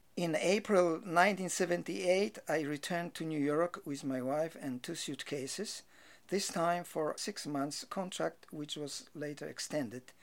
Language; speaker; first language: English; non-native, fluent; Polish